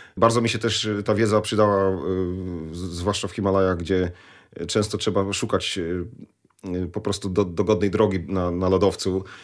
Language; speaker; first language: Polish; native; Polish